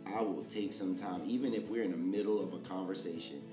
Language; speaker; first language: English; native; English